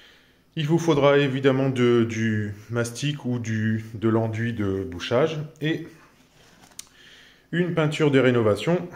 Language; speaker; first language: French; native; French